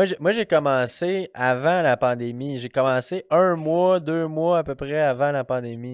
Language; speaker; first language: French; native; French